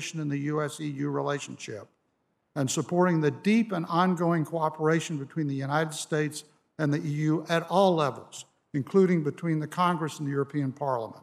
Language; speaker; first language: English; native; English